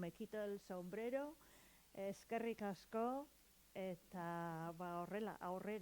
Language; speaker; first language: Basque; non-native, learner; English